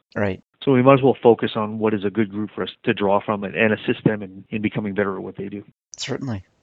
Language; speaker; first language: English; native; English